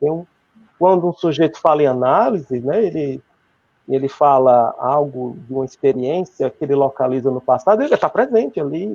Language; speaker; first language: Portuguese; native; Portuguese